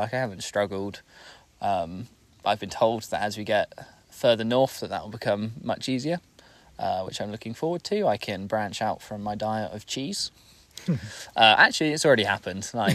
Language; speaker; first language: English; native; English